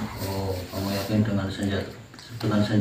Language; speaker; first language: Indonesian; native; Indonesian